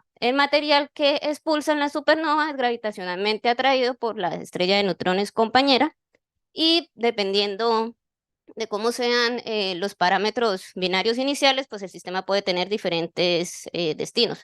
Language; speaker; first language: Spanish; native; Spanish